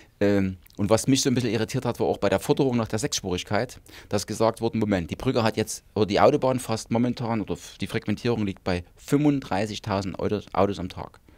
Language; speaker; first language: German; native; German